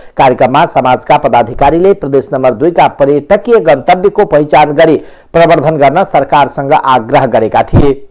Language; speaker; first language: Nepali; non-native, local second language; Maithili